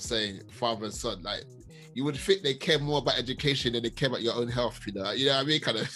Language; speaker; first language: English; native; English